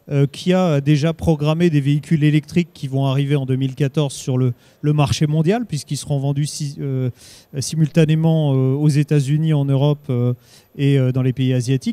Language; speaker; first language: French; native; French